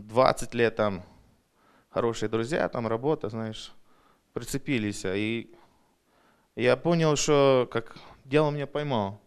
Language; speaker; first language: Russian; early bilingual, heritage; Russian